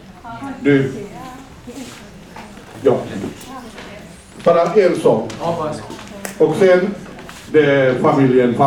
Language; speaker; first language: Swedish; non-native, fluent; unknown